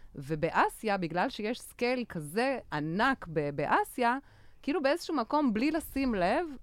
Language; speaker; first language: Hebrew; non-native, fluent; French